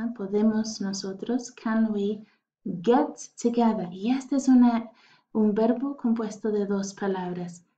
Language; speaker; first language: Spanish; non-native, fluent; English